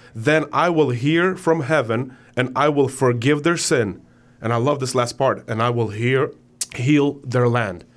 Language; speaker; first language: English; non-native, fluent; Ukrainian